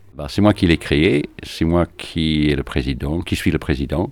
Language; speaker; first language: French; non-native, fluent; English